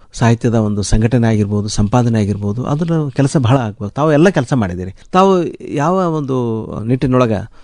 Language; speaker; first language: Kannada; native; Kannada